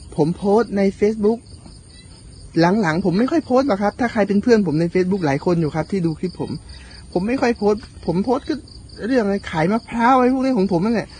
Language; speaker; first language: Thai; native; Thai